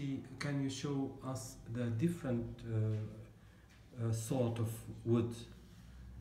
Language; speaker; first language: English; non-native, learner; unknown